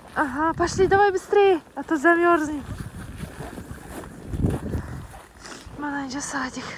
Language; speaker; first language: Russian; non-native, fluent; Tajik